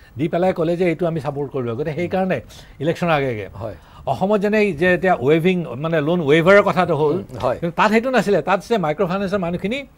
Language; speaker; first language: Assamese; native; Assamese